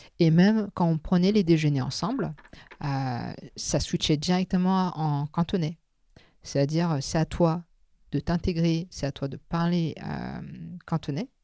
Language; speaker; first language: French; non-native, local second language; Min Nan Chinese